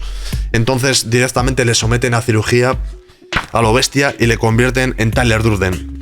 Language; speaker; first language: Spanish; native; Spanish